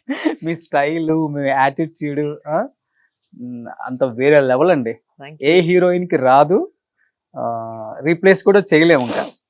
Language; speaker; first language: Telugu; native; Telugu